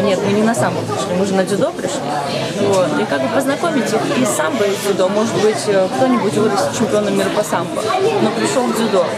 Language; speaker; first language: Russian; native; Russian